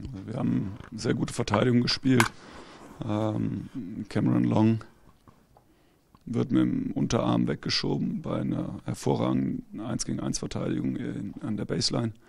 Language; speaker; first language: German; native; German